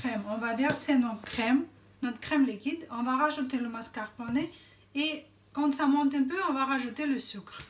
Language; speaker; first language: French; non-native, fluent; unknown